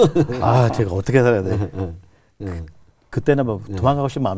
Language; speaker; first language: Korean; non-native, learner; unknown